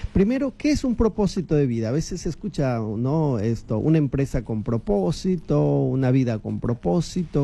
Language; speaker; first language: Spanish; native; Spanish